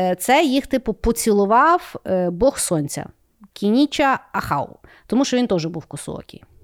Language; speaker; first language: Ukrainian; non-native, local second language; Russian